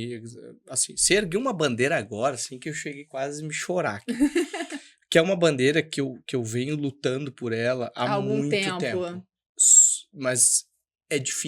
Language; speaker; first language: Portuguese; native; Portuguese